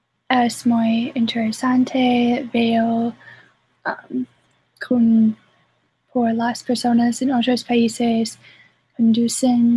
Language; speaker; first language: Spanish; non-native, learner; English